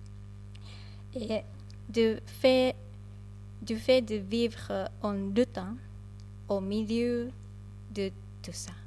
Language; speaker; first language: French; non-native, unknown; Japanese